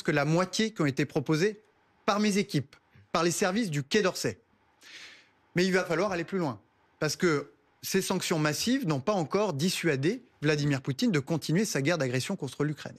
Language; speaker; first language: French; native; French